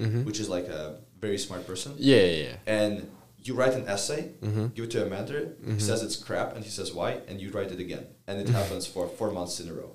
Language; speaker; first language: English; non-native, fluent; Ukrainian